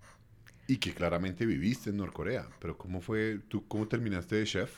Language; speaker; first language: Spanish; native; Spanish